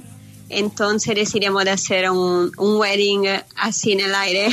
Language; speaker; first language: Spanish; non-native, fluent; Italian